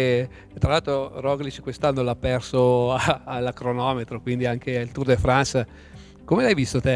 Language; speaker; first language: Italian; native; Italian